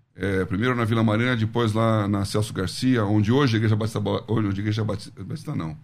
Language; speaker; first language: Portuguese; native; Portuguese